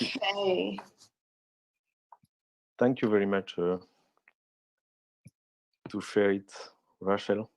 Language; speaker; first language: English; non-native, fluent; French